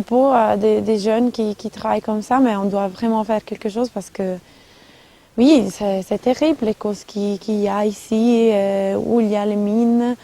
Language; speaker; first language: French; non-native, local second language; Italian